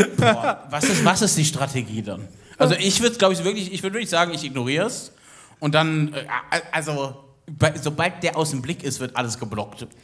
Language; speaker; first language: German; native; German